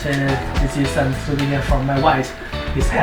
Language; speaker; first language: English; non-native, learner; Thai